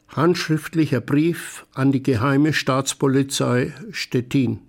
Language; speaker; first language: German; native; German